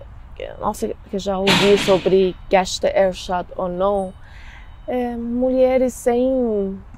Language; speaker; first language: Portuguese; non-native, learner; Persian